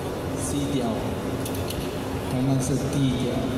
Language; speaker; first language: Chinese; non-native, fluent; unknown